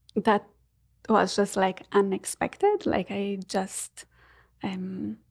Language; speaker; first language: English; non-native, fluent; Portuguese